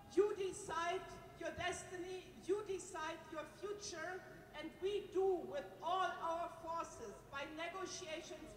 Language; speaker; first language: English; non-native, fluent; German